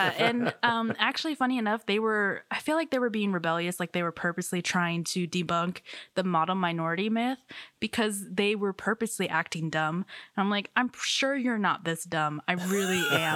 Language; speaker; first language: English; native; English